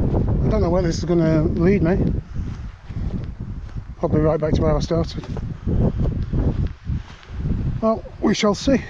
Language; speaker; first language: English; native; English